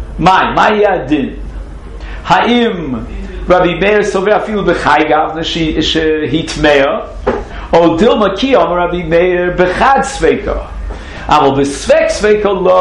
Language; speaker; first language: Hebrew; non-native, fluent; English